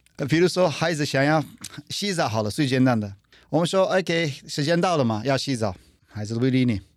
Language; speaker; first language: Chinese; non-native, fluent; Turkish